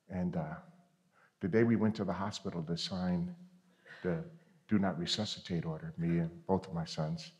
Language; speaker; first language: English; native; English